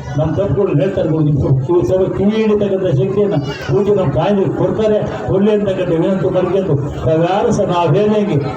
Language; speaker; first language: Kannada; native; Kannada